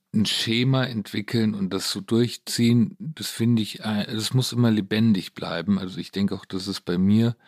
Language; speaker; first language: German; native; German